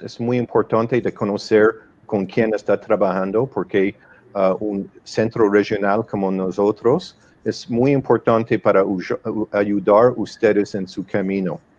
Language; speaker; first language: Spanish; non-native, fluent; English